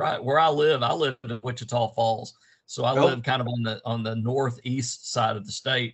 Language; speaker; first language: English; native; English